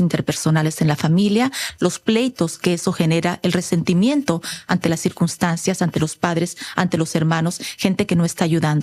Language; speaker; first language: Spanish; native; Spanish